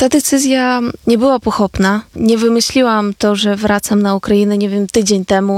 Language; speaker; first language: Polish; non-native, fluent; Ukrainian